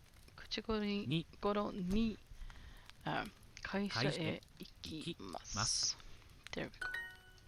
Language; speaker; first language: Japanese; non-native, learner; English